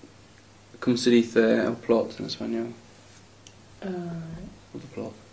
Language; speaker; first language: Spanish; non-native, learner; English